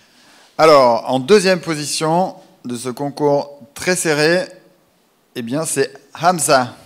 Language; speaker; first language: French; native; French